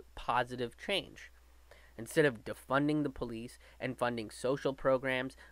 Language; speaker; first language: English; native; English